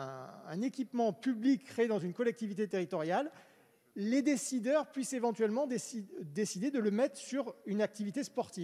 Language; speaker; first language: French; native; French